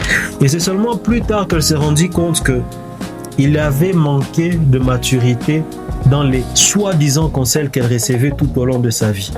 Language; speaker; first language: French; native; French